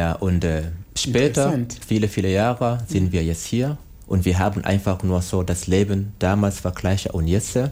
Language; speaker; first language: German; non-native, learner; Swahili